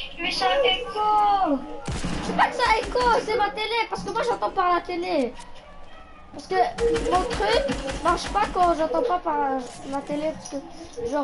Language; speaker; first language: French; native; French